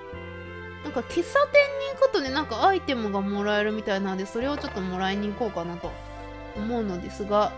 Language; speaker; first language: Japanese; native; Japanese